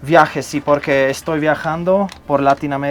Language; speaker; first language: Spanish; non-native, learner; Slovak